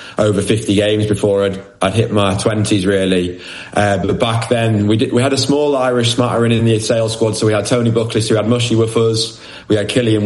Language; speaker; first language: English; native; English